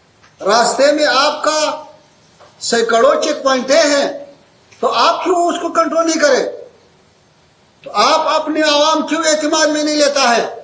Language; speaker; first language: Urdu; non-native, fluent; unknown